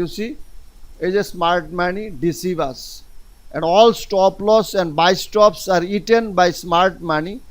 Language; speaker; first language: English; non-native, local second language; Bangla